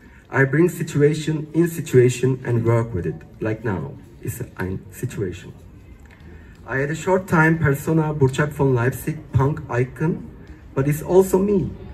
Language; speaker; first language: English; non-native, fluent; Turkish